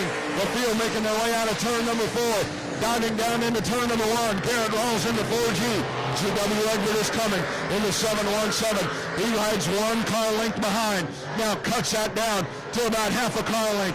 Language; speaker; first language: English; native; English